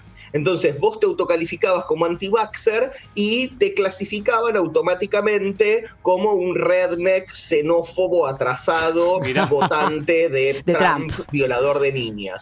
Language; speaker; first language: Spanish; native; Spanish